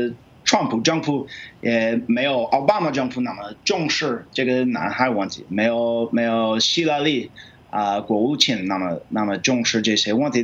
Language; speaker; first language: Chinese; non-native, fluent; English